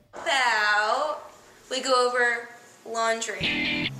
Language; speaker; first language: English; native; English